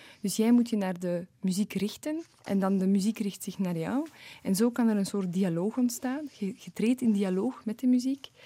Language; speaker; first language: Dutch; early bilingual, other home language; Polish